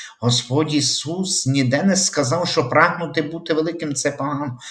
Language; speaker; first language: Ukrainian; native; Ukrainian